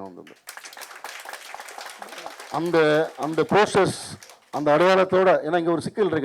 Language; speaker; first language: Tamil; native; Tamil